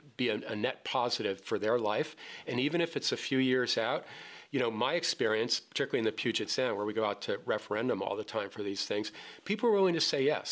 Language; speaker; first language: English; native; English